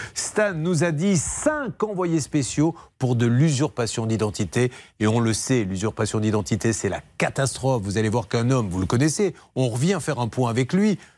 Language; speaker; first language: French; native; French